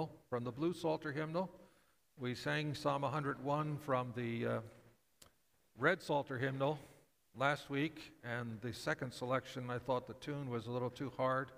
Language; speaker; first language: English; native; English